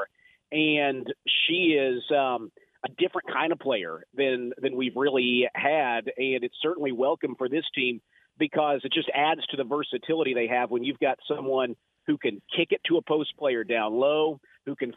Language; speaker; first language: English; native; English